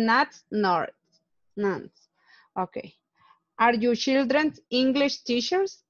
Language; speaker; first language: English; non-native, learner; Spanish